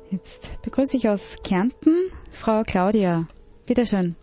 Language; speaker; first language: German; native; German